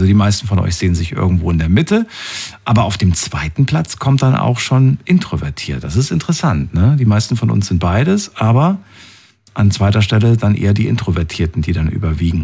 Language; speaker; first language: German; native; German